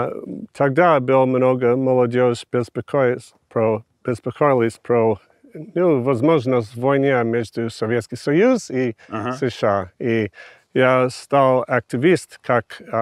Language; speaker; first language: Russian; non-native, fluent; English